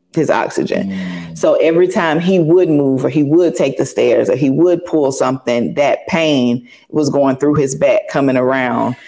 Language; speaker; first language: English; native; English